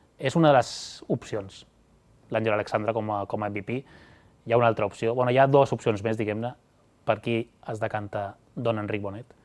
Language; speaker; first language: Catalan; native; Catalan